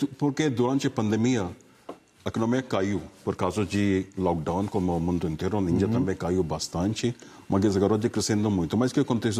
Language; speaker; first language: Portuguese; non-native, fluent; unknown